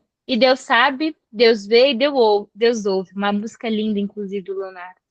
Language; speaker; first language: Portuguese; native; Portuguese